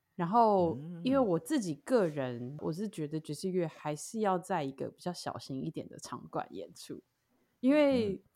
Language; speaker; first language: Chinese; native; Chinese